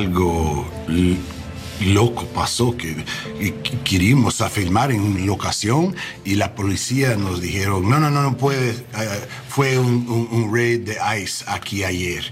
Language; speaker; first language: Spanish; non-native, learner; English